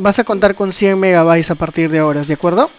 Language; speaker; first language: Spanish; native; Spanish